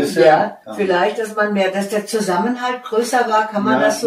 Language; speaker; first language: German; native; German